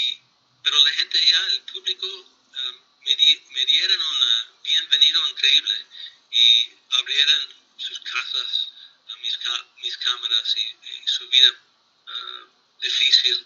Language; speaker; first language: Spanish; non-native, fluent; English